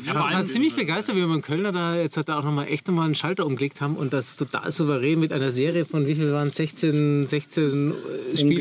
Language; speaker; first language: German; native; German